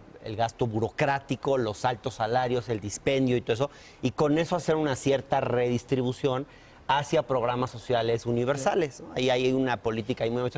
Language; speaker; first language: Spanish; native; Spanish